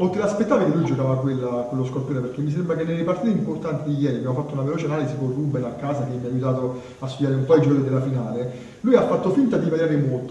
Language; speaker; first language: Italian; native; Italian